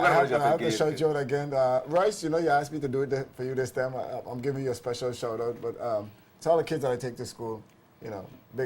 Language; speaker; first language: English; native; English